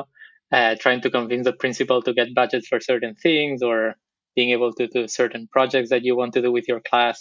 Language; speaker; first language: English; non-native, fluent; Spanish